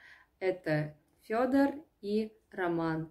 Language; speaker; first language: Russian; native; Russian